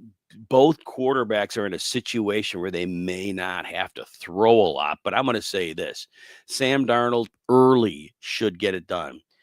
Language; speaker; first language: English; native; English